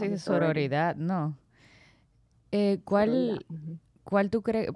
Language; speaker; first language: Spanish; native; Spanish